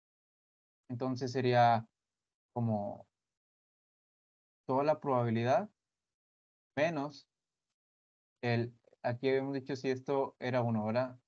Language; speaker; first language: Spanish; native; Spanish